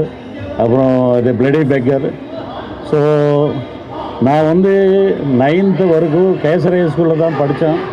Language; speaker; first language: Tamil; non-native, local second language; Telugu